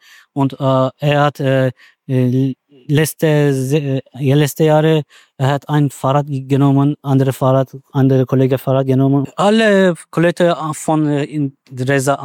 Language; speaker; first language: German; non-native, learner; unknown